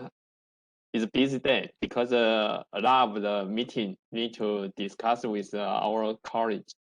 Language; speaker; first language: English; non-native, learner; Chinese